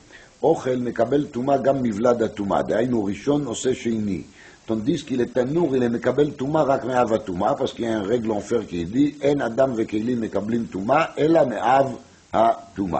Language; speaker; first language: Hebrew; non-native, fluent; French